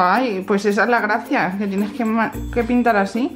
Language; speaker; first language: Spanish; native; Spanish